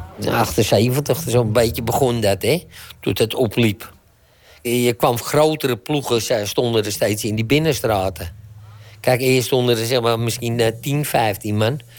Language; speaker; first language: Dutch; native; Dutch